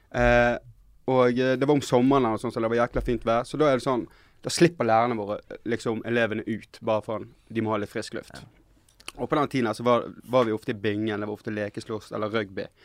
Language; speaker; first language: Norwegian; native; Norwegian